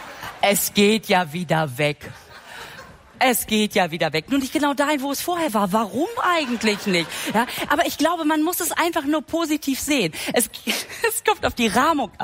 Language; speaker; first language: German; native; German